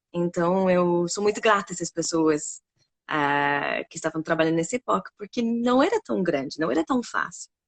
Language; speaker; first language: Portuguese; non-native, fluent; English